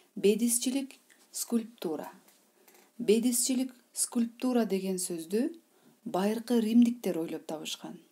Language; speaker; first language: Kyrgyz; non-native, local second language; Uzbek